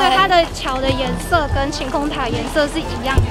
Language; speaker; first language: Chinese; non-native, fluent; Japanese